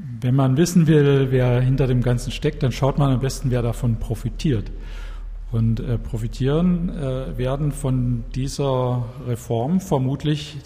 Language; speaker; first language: German; native; German